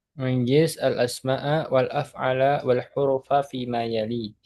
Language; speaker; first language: Arabic; non-native, learner; Indonesian